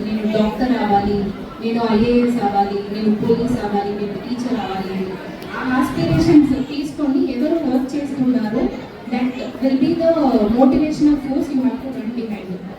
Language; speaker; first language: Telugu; non-native, fluent; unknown